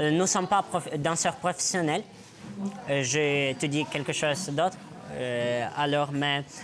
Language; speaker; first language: French; non-native, learner; Ukrainian